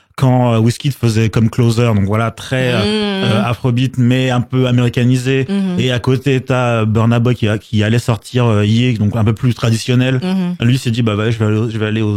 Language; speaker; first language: French; native; French